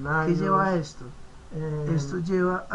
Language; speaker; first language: Spanish; native; Spanish